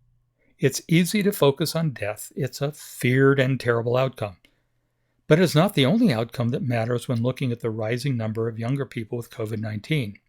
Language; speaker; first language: English; native; English